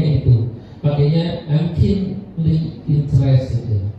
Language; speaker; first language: English; non-native, learner; Indonesian